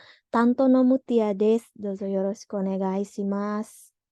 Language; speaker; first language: Japanese; non-native, fluent; Indonesian